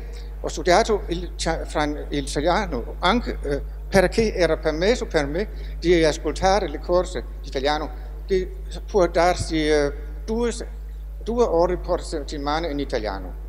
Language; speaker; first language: Italian; non-native, fluent; Danish